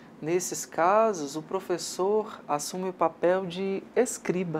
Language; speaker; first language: Portuguese; native; Portuguese